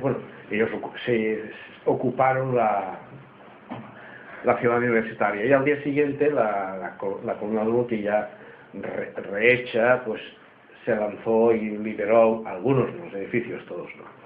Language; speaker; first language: Spanish; native; Spanish